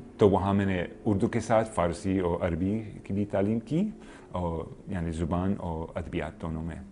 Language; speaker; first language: Urdu; non-native, fluent; English